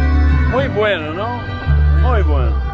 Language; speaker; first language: Spanish; non-native, learner; Portuguese